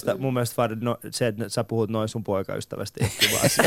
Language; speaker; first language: Finnish; early bilingual, other home language; Persian